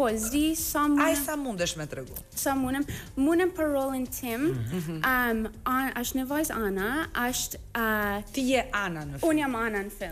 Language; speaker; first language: Albanian; early bilingual, heritage; English